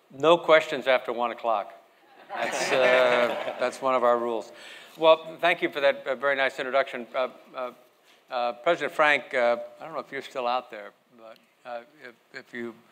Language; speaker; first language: English; native; English